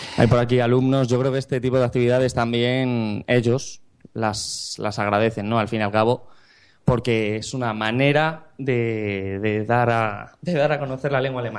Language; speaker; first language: Spanish; native; Spanish